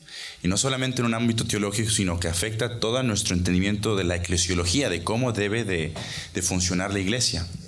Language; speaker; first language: Spanish; native; Spanish